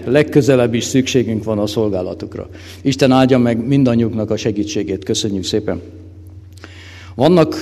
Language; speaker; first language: Hungarian; native; Hungarian